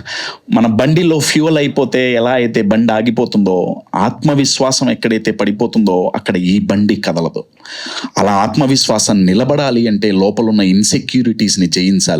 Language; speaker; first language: Telugu; native; Telugu